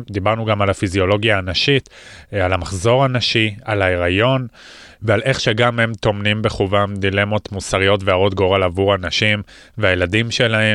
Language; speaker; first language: Hebrew; native; Hebrew